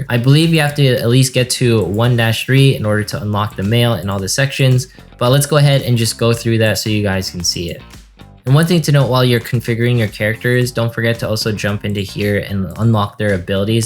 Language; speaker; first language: English; native; English